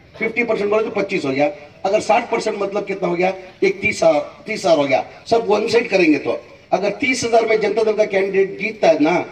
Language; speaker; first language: Hindi; non-native, local second language; Urdu